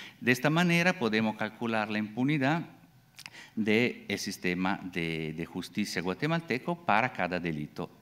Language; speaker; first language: Spanish; non-native, fluent; Italian